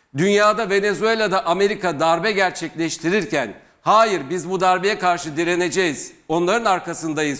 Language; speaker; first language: Turkish; native; Turkish